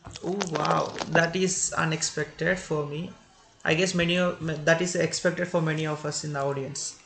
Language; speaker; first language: English; non-native, local second language; Telugu